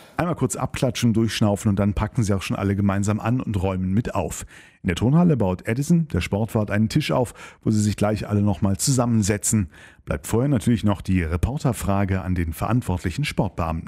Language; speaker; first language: German; native; German